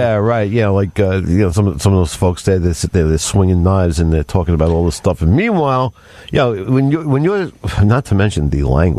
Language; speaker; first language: English; native; English